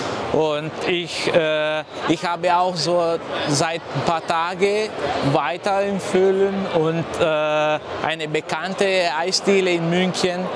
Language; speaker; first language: German; non-native, learner; Italian